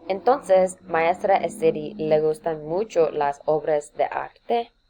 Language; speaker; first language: Spanish; non-native, learner; English